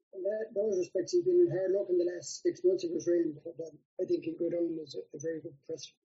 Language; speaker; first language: English; native; English